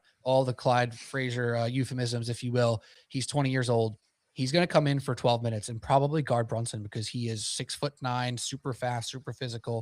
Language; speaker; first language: English; native; English